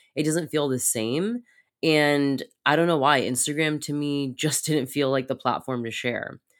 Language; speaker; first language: English; native; English